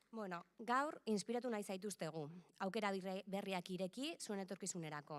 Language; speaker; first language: Basque; native; Basque